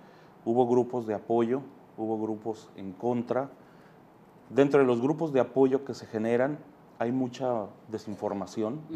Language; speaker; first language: Spanish; native; Spanish